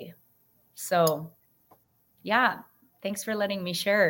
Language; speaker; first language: English; native; English